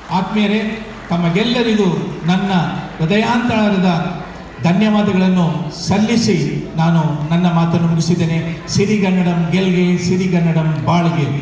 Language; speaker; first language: Kannada; native; Kannada